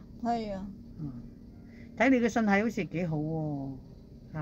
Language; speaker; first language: Cantonese; native; Cantonese